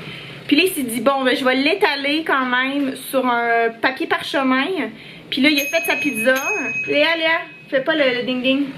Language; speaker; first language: French; native; French